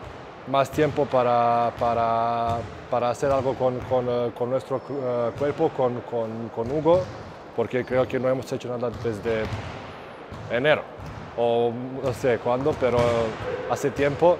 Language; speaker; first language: Spanish; non-native, fluent; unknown